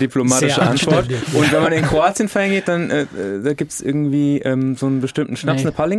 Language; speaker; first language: German; native; German